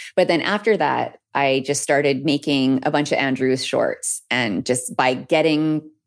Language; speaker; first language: English; native; English